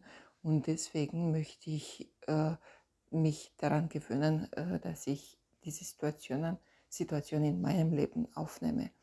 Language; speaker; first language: German; non-native, fluent; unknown